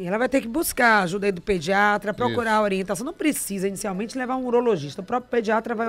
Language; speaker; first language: Portuguese; native; Portuguese